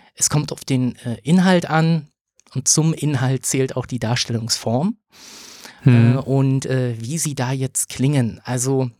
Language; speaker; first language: German; native; German